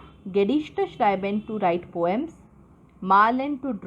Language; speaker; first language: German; non-native, fluent; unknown